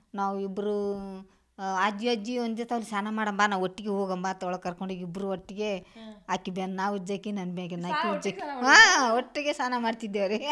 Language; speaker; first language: Kannada; native; Kannada